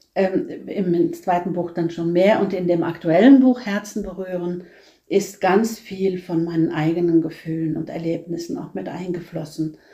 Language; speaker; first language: German; non-native, fluent; Norwegian